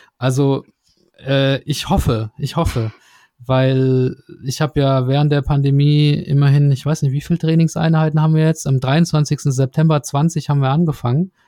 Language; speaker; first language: German; native; German